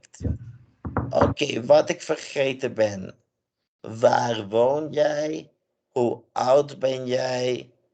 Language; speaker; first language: Dutch; non-native, fluent; English